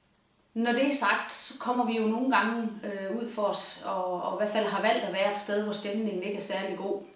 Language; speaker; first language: Danish; native; Danish